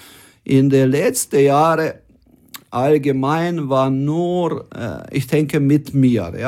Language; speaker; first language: German; non-native, fluent; Croatian